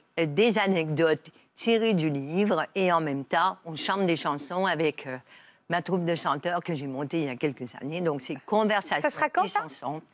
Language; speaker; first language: French; native; French